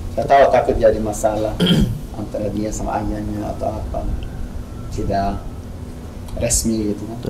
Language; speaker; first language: Indonesian; non-native, fluent; Swedish